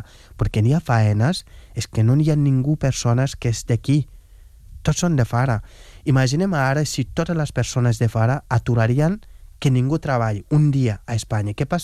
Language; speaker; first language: Catalan; non-native, fluent; Wolof